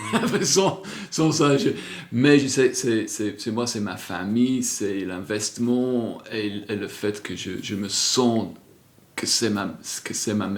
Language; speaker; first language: French; non-native, fluent; English